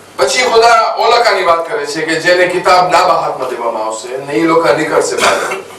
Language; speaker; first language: Gujarati; non-native, local second language; Kachhi